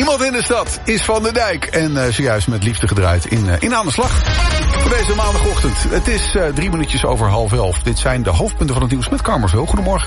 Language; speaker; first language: Dutch; native; Dutch